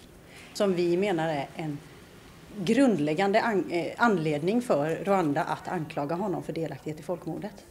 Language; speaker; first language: Swedish; native; Swedish